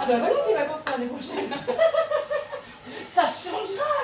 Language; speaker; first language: French; native; French